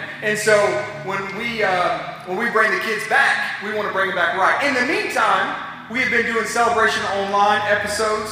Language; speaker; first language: English; native; English